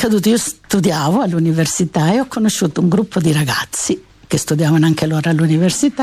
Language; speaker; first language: Italian; native; Italian